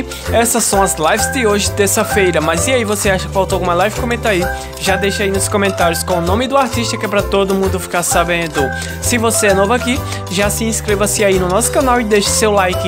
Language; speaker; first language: Portuguese; native; Portuguese